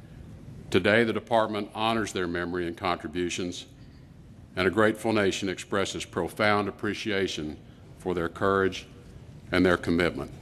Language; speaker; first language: English; native; English